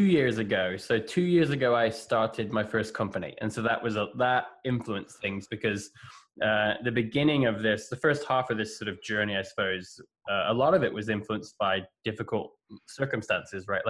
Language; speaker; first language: English; native; English